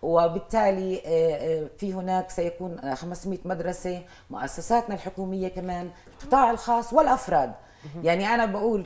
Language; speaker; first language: Arabic; native; Arabic